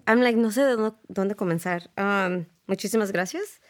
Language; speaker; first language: Spanish; early bilingual, heritage; Spanish